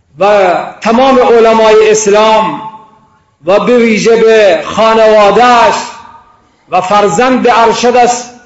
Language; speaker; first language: Persian; non-native, local second language; Baluchi